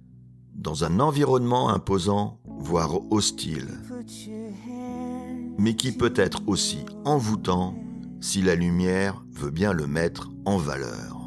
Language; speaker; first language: French; native; French